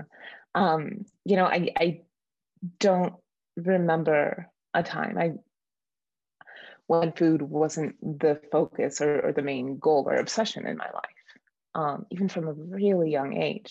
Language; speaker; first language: English; native; English